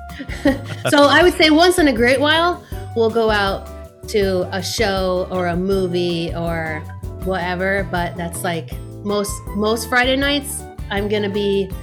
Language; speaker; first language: English; native; English